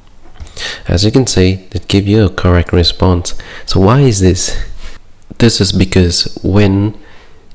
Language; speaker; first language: English; non-native, fluent; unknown